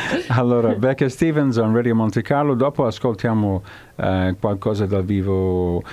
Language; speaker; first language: Italian; non-native, fluent; English